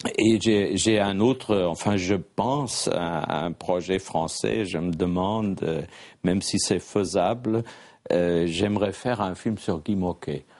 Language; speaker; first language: French; non-native, fluent; German